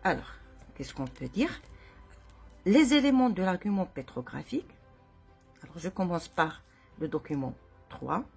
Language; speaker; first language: French; non-native, local second language; Arabic